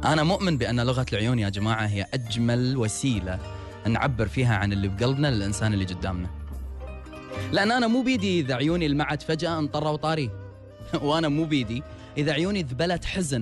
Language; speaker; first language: Arabic; native; Arabic